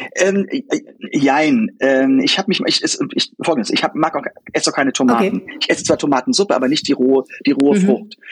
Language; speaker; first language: German; native; German